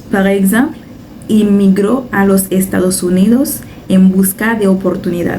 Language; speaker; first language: Spanish; non-native, fluent; Haitian Creole